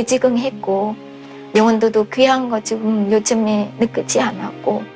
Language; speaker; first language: Korean; non-native, fluent; Vietnamese